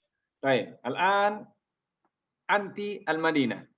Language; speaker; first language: Arabic; non-native, fluent; Indonesian